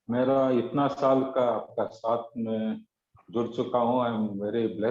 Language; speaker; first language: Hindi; non-native, local second language; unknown